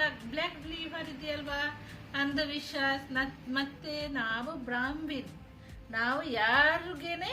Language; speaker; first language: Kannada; non-native, local second language; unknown